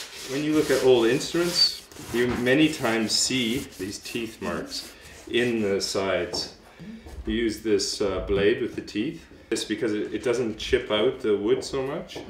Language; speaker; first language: English; native; English